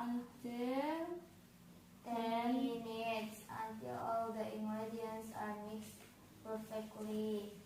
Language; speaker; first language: English; non-native, learner; Indonesian